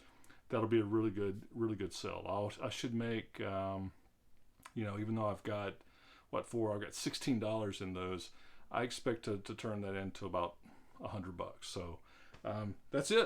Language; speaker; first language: English; native; English